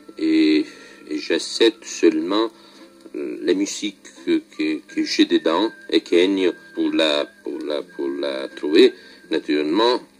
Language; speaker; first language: French; non-native, fluent; Italian